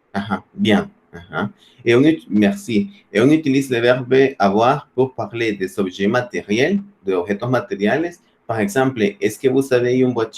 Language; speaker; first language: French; non-native, fluent; Spanish